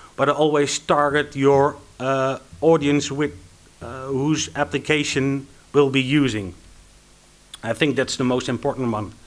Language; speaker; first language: English; non-native, fluent; Dutch